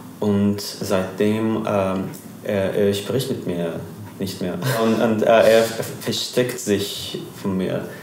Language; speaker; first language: German; non-native, learner; Persian